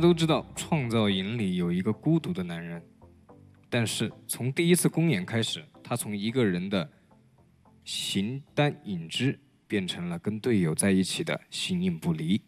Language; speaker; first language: Chinese; native; Chinese